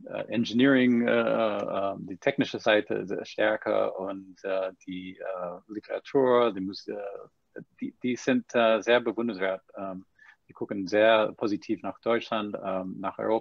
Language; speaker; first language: German; non-native, fluent; English